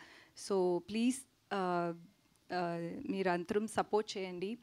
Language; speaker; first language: Telugu; non-native, learner; Tamil